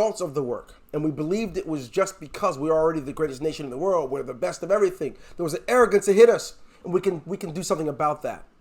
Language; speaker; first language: English; native; English